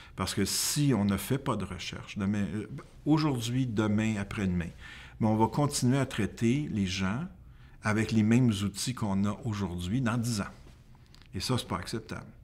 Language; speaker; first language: French; native; French